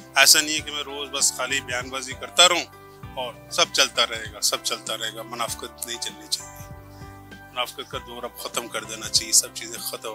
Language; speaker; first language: Urdu; native; Urdu